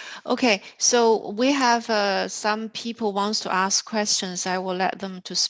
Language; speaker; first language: English; non-native, fluent; Chinese